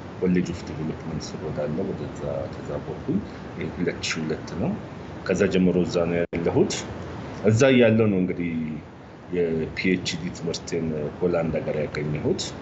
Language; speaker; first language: Amharic; non-native, local second language; Sidamo